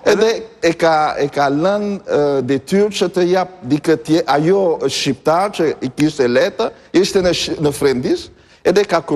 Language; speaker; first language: Albanian; non-native, learner; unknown